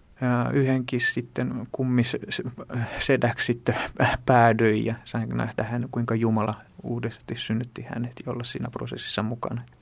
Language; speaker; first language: Finnish; early bilingual, heritage; Greek